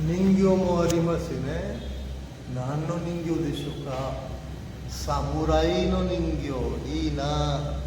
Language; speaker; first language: Japanese; non-native, fluent; Urdu